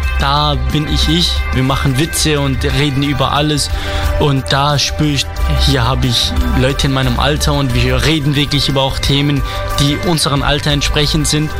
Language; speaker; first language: German; non-native, fluent; Kurdish